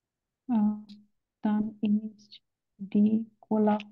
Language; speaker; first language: German; non-native, learner; Bangla